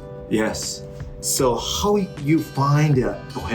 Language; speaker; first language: English; non-native, learner; Japanese